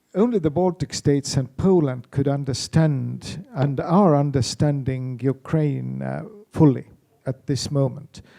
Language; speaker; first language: English; non-native, fluent; Estonian